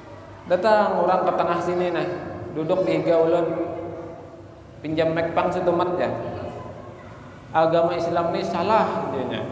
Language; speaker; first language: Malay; non-native, local second language; Banjar